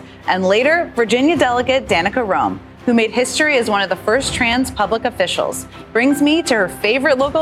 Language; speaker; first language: English; native; English